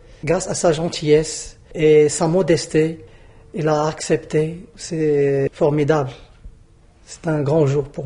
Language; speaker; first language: French; non-native, local second language; Arabic